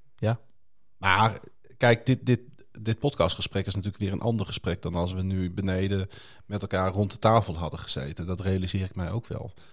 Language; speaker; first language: Dutch; native; Dutch